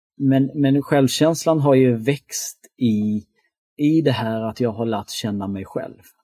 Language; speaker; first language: Swedish; early bilingual, other home language; Albanian